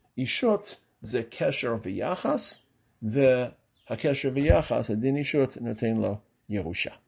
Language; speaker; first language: Hebrew; non-native, fluent; English